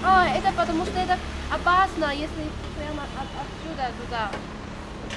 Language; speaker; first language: Russian; non-native, fluent; Chinese